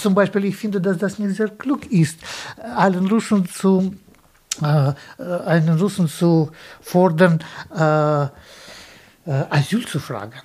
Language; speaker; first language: German; non-native, fluent; Russian